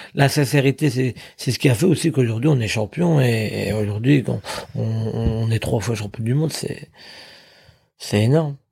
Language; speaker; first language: French; native; French